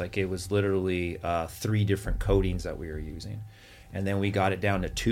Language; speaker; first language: English; native; English